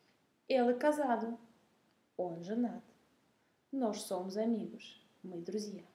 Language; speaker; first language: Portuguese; non-native, fluent; Russian